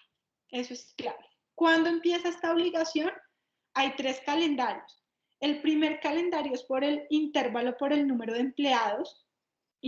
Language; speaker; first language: Spanish; native; Spanish